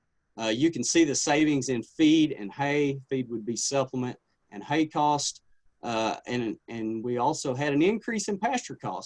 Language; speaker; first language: English; native; English